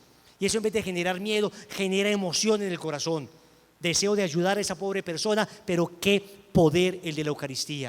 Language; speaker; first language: Spanish; native; Spanish